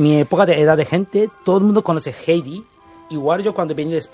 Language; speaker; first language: Spanish; non-native, learner; Japanese